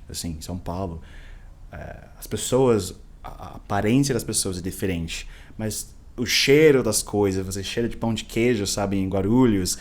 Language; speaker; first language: Portuguese; non-native, fluent; English